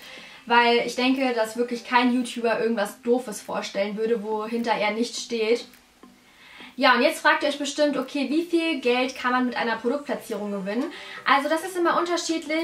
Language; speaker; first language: German; native; German